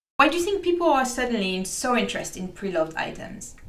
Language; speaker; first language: English; non-native, fluent; French